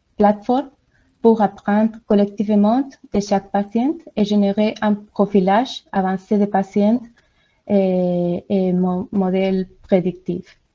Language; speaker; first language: French; non-native, learner; Spanish